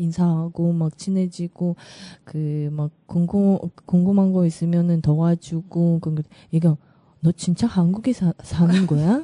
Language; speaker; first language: Korean; non-native, learner; Russian